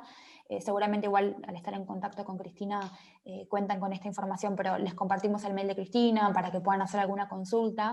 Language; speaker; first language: Spanish; native; Spanish